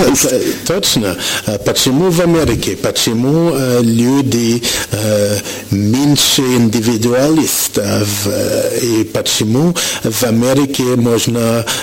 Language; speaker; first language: Russian; non-native, learner; French